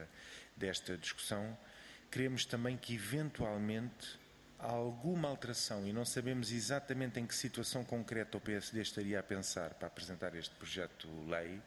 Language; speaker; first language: Portuguese; native; Portuguese